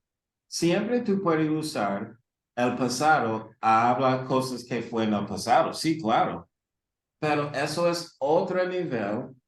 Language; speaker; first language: Spanish; non-native, learner; English